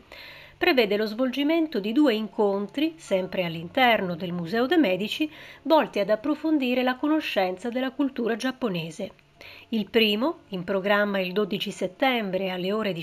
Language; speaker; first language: Italian; native; Italian